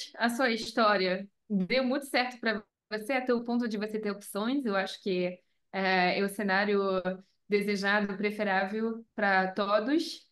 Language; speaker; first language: Portuguese; non-native, fluent; French